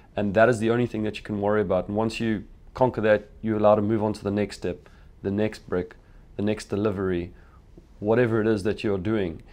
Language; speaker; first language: English; native; English